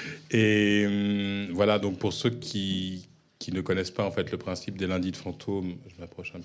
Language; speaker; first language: French; native; French